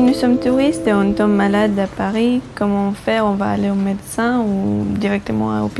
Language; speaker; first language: French; non-native, learner; Romanian